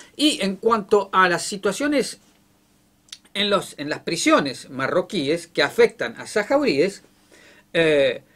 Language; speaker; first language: Spanish; native; Spanish